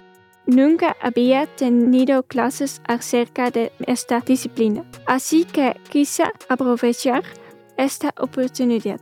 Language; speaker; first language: Spanish; non-native, fluent; Dutch